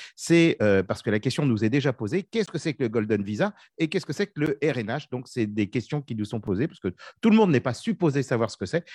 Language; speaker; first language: French; native; French